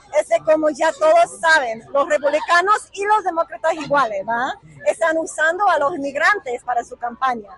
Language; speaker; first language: Spanish; non-native, fluent; English